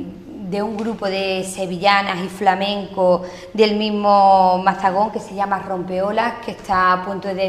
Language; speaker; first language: Spanish; native; Spanish